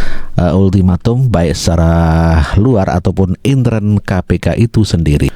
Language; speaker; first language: Indonesian; native; Indonesian